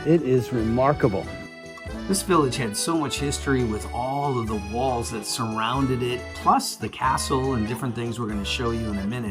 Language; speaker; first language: English; native; English